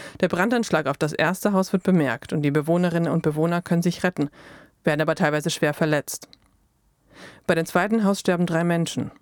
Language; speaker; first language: German; native; German